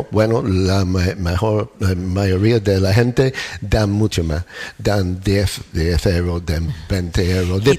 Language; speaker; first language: Spanish; non-native, learner; English